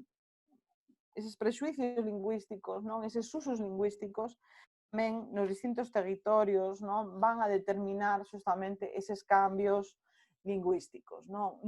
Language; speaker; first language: Galician; non-native, local second language; Spanish